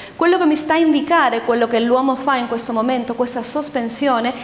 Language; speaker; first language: Italian; early bilingual, other home language; Spanish